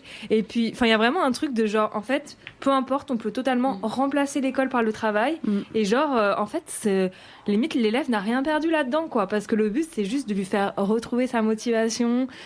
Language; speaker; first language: French; native; French